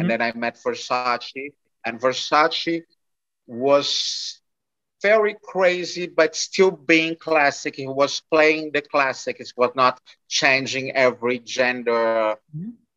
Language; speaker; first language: English; non-native, fluent; Portuguese